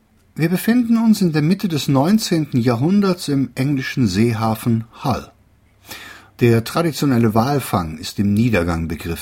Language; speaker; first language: German; native; German